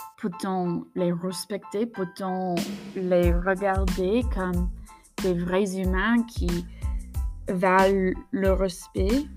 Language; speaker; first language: French; non-native, fluent; English